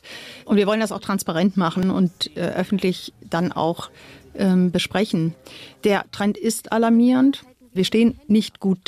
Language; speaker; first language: German; native; German